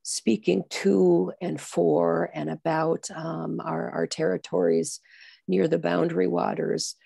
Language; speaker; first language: English; native; English